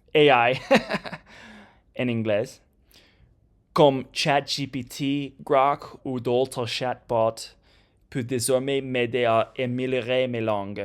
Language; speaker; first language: French; non-native, learner; English